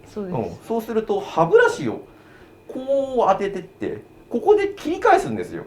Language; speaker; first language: Japanese; native; Japanese